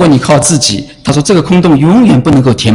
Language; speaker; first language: Chinese; native; Chinese